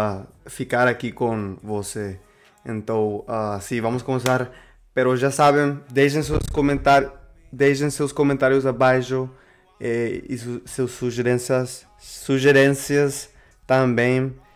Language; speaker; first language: Portuguese; non-native, learner; Spanish